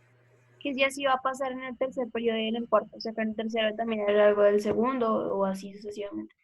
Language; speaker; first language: Spanish; native; Spanish